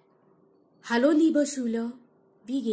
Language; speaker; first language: German; non-native, fluent; Marathi